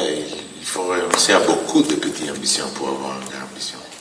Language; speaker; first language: French; non-native, fluent; Italian